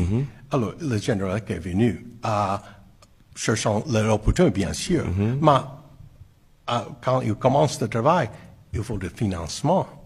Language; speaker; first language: French; non-native, fluent; English